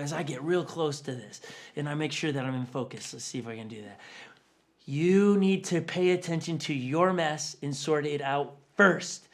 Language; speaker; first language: English; native; English